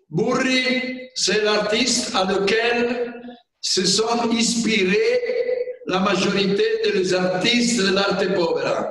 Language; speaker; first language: French; non-native, fluent; Italian